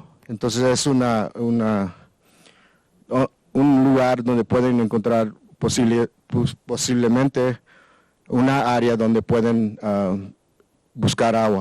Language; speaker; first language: Spanish; non-native, learner; English